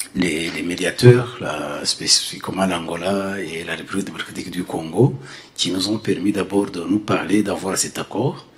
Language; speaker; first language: French; non-native, local second language; Kinyarwanda